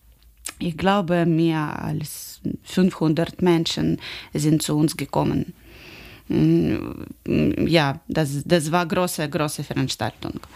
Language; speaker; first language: German; non-native, learner; Ukrainian